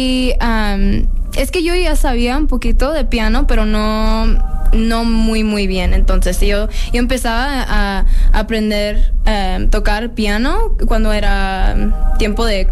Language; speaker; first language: Spanish; early bilingual, heritage; English